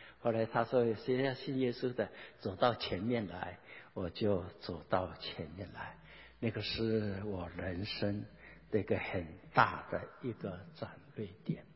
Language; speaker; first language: Chinese; non-native, local second language; Hakka Chinese